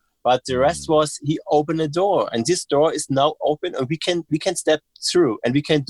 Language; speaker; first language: English; non-native, fluent; German